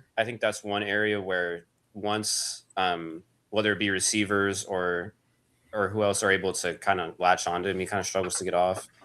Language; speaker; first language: English; native; English